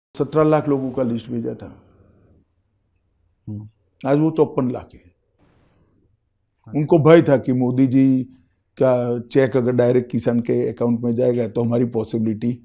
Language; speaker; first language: Hindi; non-native, local second language; Gujarati